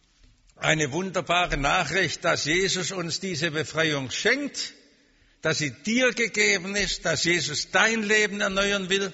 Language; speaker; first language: German; native; German